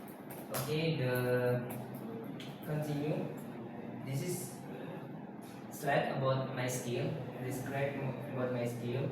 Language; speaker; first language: English; non-native, learner; Indonesian